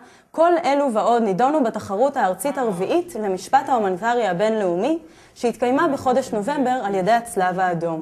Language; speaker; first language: Hebrew; native; Hebrew